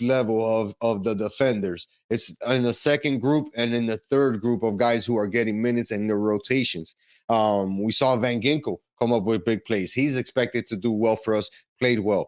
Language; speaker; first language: English; native; English